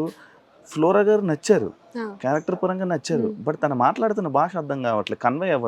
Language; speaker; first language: Telugu; native; Telugu